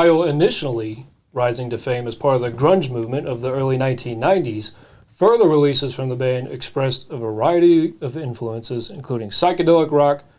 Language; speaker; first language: English; native; English